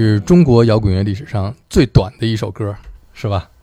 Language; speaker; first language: Chinese; native; Chinese